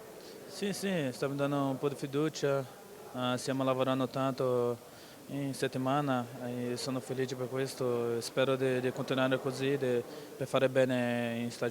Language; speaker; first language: Italian; non-native, learner; Portuguese